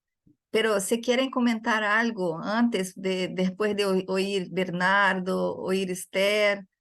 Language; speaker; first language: Spanish; non-native, fluent; Portuguese